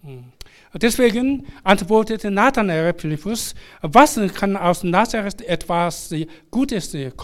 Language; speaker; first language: German; non-native, fluent; Korean